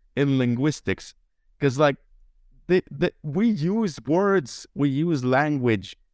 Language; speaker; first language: English; non-native, fluent; Lithuanian